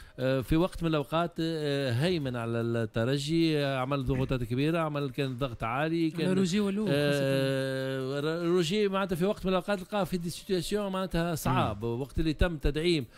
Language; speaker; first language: Arabic; native; Arabic